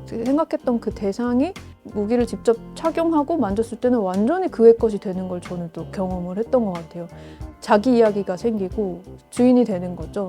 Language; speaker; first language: Korean; native; Korean